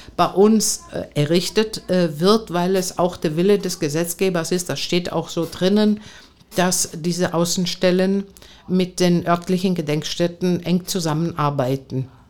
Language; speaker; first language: German; non-native, fluent; Greek